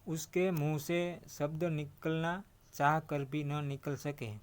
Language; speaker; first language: Hindi; non-native, local second language; Gujarati